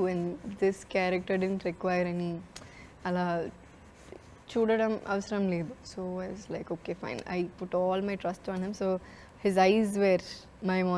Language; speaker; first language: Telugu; non-native, learner; Malayalam